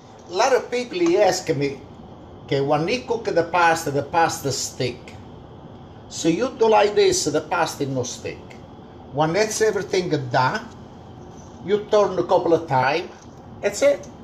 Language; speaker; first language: English; non-native, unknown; Italian